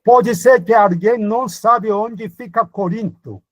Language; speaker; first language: Portuguese; non-native, fluent; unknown